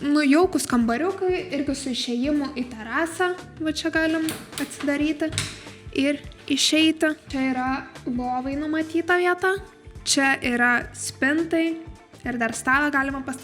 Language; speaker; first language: Lithuanian; native; Lithuanian